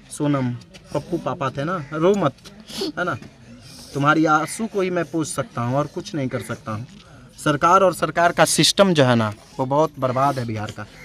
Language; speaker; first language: Hindi; native; Hindi